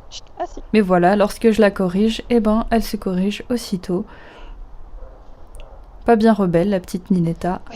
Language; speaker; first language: French; native; French